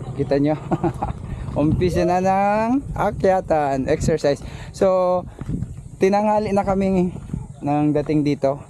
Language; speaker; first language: Filipino; non-native, local second language; Bikol